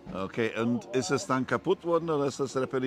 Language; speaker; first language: German; non-native, learner; English